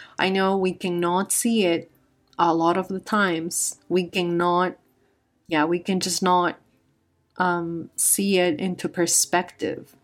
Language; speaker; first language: English; non-native, fluent; Spanish